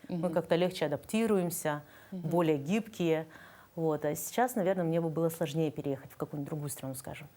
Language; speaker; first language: Russian; native; Russian